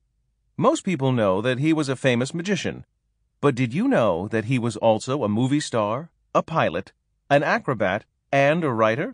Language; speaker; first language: English; native; English